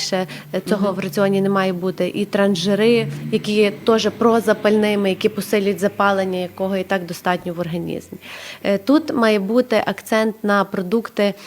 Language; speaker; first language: Ukrainian; native; Ukrainian